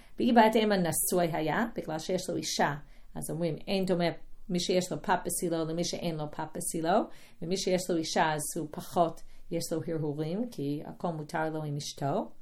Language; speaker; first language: Hebrew; non-native, fluent; English